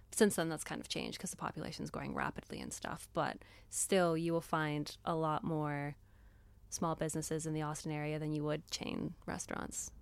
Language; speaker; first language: English; native; English